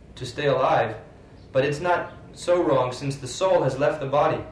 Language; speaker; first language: English; native; English